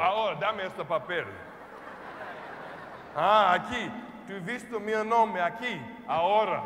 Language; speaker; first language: Spanish; non-native, learner; English